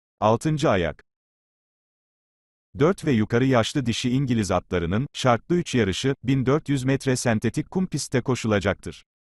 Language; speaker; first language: Turkish; native; Turkish